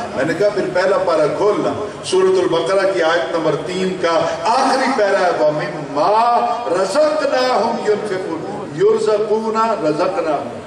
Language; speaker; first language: Urdu; non-native, local second language; Saraiki